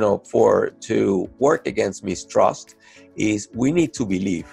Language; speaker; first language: English; non-native, fluent; Spanish